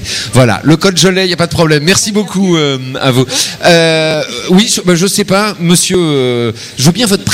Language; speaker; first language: French; native; French